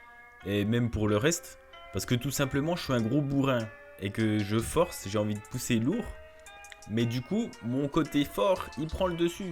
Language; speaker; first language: French; native; French